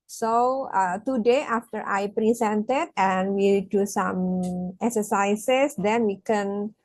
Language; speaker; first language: English; non-native, fluent; Indonesian